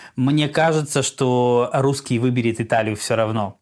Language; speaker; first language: Russian; native; Russian